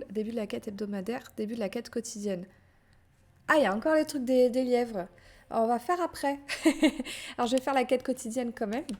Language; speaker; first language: French; native; French